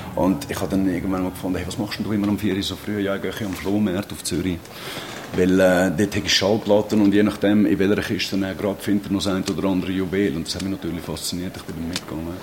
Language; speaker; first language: German; native; German